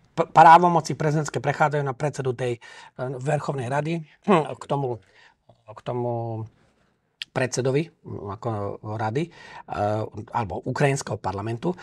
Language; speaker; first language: Slovak; native; Slovak